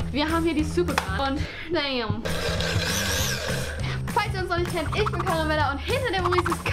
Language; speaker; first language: German; native; German